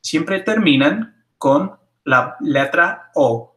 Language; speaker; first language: Spanish; non-native, fluent; English